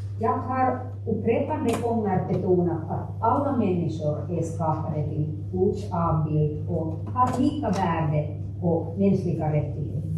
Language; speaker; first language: Swedish; non-native, local second language; Finnish